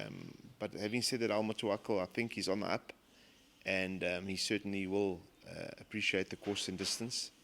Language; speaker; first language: English; native; English